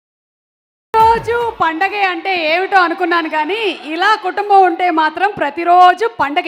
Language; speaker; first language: Telugu; native; Telugu